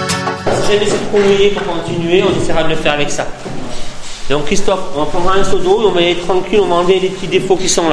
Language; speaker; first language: French; native; French